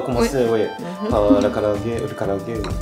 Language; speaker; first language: French; non-native, learner; Japanese